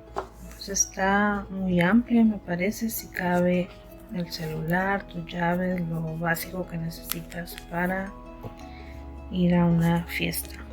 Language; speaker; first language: Spanish; native; Spanish